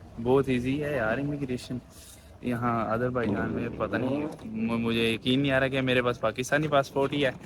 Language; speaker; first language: Urdu; non-native, local second language; Punjabi